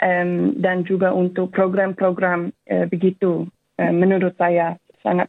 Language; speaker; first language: Indonesian; non-native, fluent; English